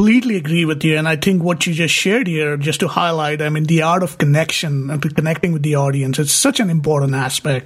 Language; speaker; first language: English; non-native, local second language; Hindi